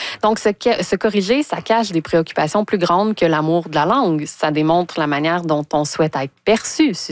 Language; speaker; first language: French; native; French